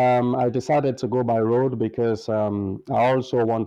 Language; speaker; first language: English; non-native, local second language; Krio